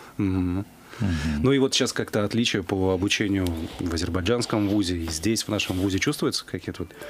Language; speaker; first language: Russian; native; Russian